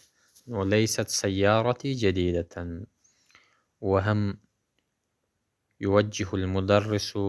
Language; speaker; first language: Arabic; non-native, fluent; Pashto